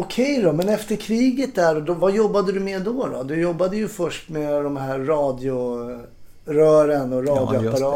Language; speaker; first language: Swedish; native; Swedish